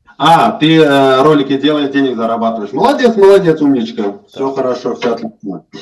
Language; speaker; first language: Russian; non-native, local second language; Armenian